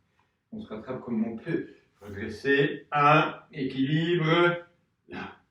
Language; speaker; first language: French; native; French